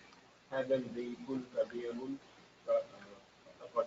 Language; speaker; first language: Arabic; non-native, learner; English